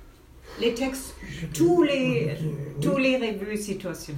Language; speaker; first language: French; non-native, fluent; German